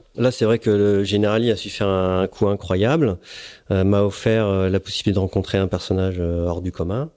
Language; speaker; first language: French; native; French